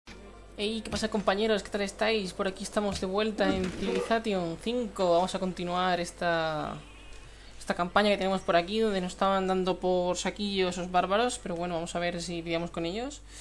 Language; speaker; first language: Spanish; native; Spanish